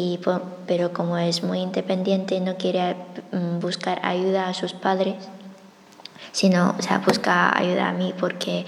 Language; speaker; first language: Spanish; non-native, fluent; Chinese